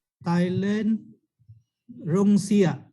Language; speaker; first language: English; non-native, learner; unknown